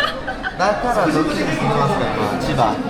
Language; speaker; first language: Japanese; non-native, learner; Korean